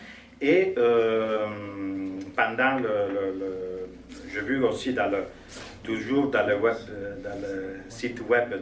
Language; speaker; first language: French; non-native, fluent; Italian